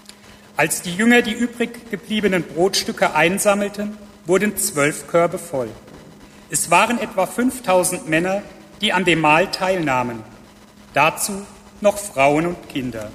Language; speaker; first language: German; native; German